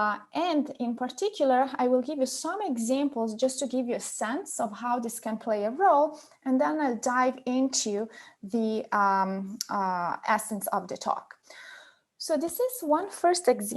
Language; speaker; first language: English; non-native, fluent; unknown